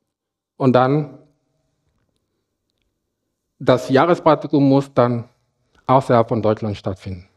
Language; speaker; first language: German; non-native, fluent; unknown